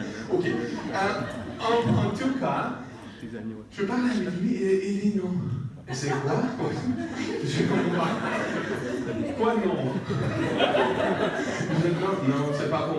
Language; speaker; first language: French; non-native, learner; English